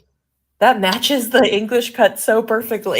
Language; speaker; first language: English; native; English